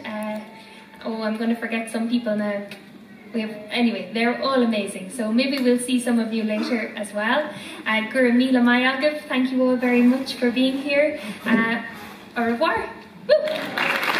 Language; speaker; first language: English; native; English